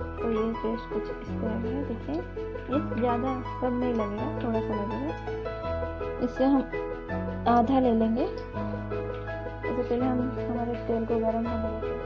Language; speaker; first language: Hindi; non-native, local second language; Odia